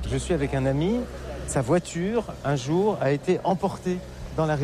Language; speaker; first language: French; native; French